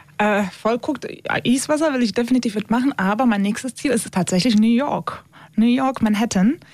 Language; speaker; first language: German; early bilingual, other home language; Turkish